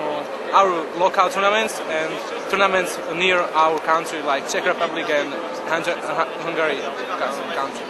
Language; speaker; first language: English; non-native, learner; Bulgarian